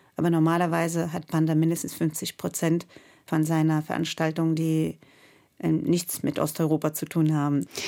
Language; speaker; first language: German; non-native, fluent; Russian